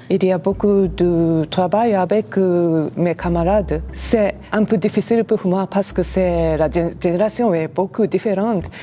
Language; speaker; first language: French; non-native, learner; Japanese